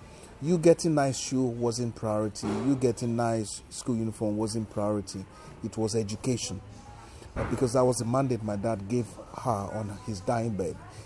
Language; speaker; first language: English; non-native, local second language; Yoruba